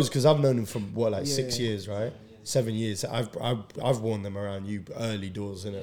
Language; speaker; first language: English; native; English